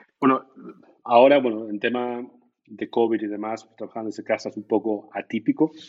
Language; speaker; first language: Spanish; native; Spanish